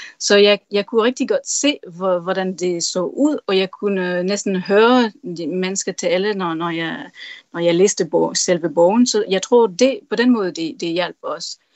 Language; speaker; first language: Danish; non-native, fluent; French